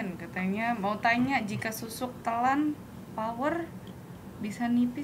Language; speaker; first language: Indonesian; native; Indonesian